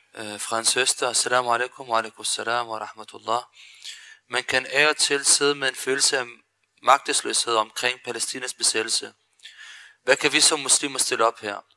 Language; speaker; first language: Danish; early bilingual, other home language; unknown